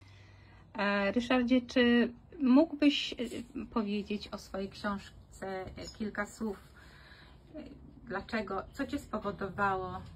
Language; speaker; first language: Polish; native; Polish